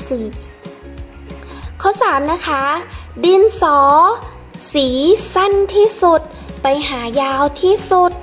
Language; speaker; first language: Thai; native; Thai